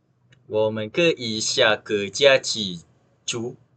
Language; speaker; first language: Chinese; non-native, learner; Malay